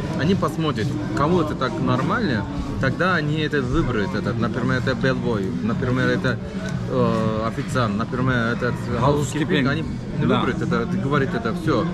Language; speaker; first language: Russian; non-native, learner; Turkish